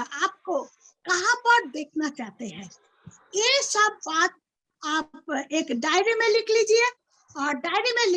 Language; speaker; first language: Hindi; non-native, local second language; Bangla